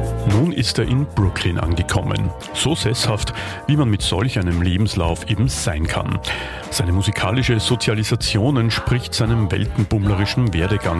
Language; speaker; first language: German; native; German